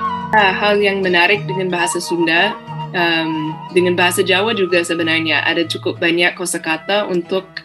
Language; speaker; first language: Indonesian; non-native, fluent; English